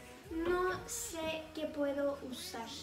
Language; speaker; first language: Spanish; non-native, fluent; Turkish